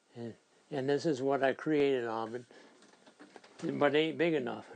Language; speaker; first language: English; native; English